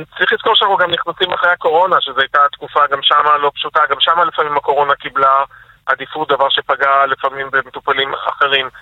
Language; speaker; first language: Hebrew; native; Hebrew